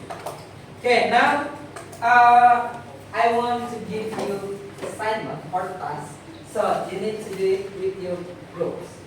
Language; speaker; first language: English; non-native, fluent; Indonesian